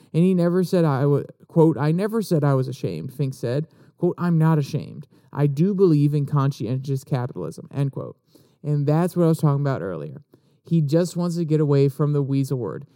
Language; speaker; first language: English; native; English